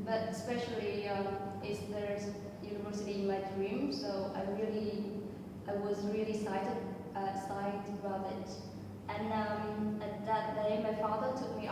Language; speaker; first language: English; non-native, fluent; Vietnamese